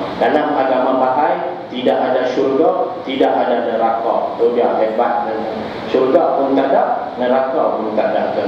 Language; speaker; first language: Malay; non-native, local second language; Tamil